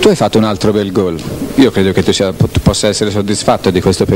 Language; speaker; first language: Italian; native; Italian